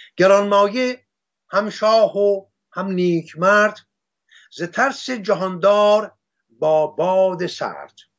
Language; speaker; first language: Persian; non-native, local second language; Assyrian Neo-Aramaic